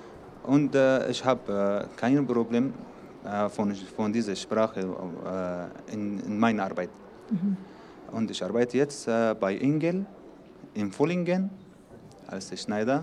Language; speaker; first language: German; non-native, learner; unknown